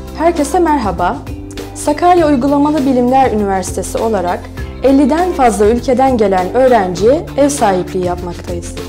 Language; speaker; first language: Turkish; native; Turkish